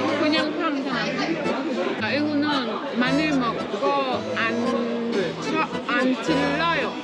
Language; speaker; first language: Korean; non-native, learner; Vietnamese